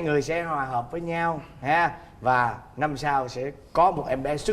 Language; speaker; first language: Vietnamese; native; Vietnamese